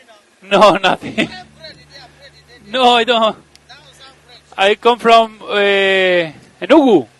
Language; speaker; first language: English; non-native, learner; Spanish